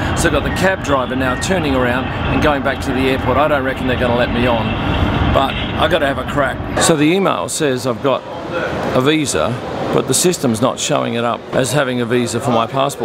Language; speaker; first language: English; native; English